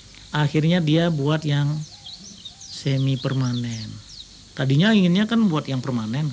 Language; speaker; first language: Indonesian; native; Indonesian